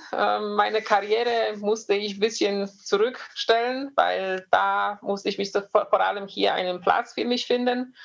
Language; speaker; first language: German; non-native, fluent; Polish